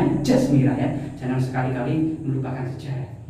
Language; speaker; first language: Indonesian; native; Indonesian